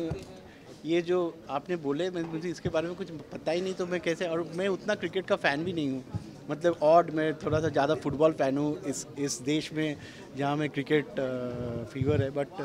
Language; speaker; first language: Hindi; non-native, local second language; Bangla